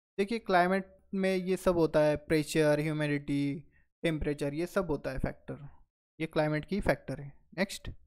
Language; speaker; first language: Hindi; non-native, local second language; Marathi